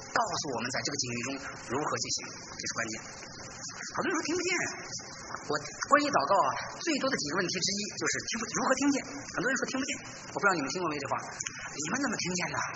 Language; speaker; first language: Chinese; native; Chinese